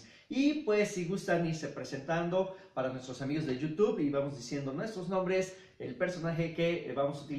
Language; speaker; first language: Spanish; native; Spanish